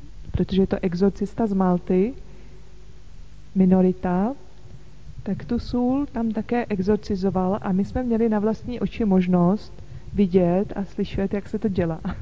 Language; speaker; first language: Czech; native; Czech